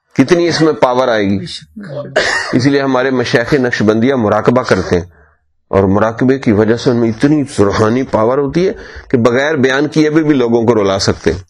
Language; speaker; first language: Urdu; native; Urdu